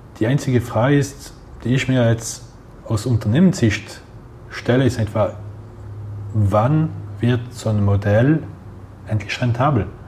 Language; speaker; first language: German; non-native, local second language; French